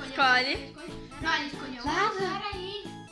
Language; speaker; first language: Portuguese; early bilingual, heritage; Portuguese